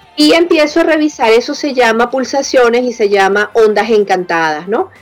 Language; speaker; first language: Spanish; native; Spanish